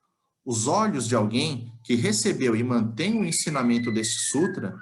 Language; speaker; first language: Portuguese; native; Portuguese